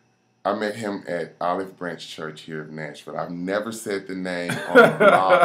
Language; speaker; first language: English; native; English